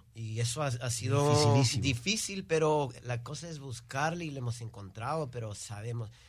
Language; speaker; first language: Spanish; early bilingual, heritage; Spanish